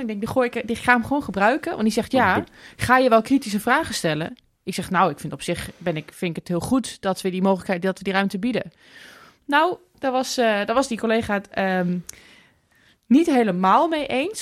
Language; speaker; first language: Dutch; native; Dutch